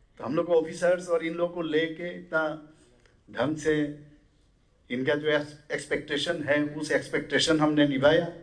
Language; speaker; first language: Hindi; non-native, local second language; Bangla